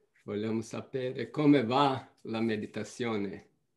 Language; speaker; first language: Italian; non-native, fluent; Portuguese